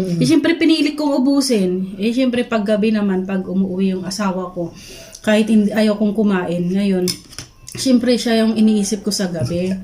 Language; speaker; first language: Filipino; non-native, local second language; Iloko